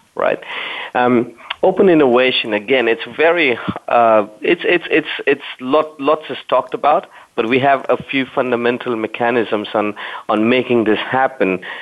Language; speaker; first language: English; non-native, fluent; German